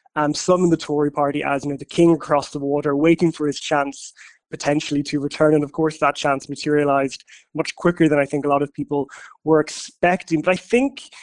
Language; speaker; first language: English; native; English